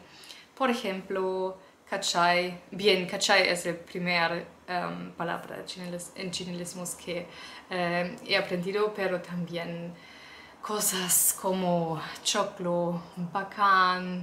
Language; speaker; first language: Spanish; non-native, learner; German